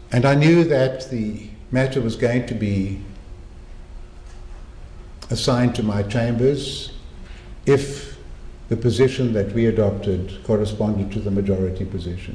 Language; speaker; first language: English; native; English